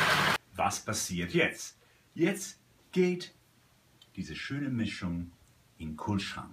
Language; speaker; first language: German; non-native, fluent; Italian